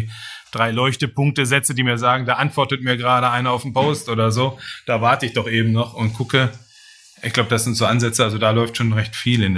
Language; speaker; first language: German; native; German